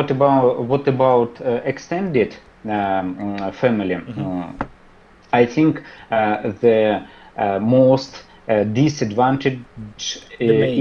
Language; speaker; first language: English; non-native, learner; Russian